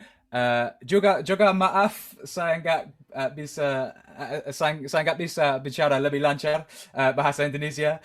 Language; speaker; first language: Indonesian; non-native, learner; English